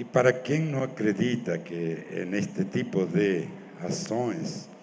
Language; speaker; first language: Portuguese; non-native, fluent; Spanish